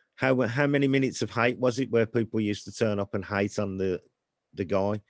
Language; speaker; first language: English; native; English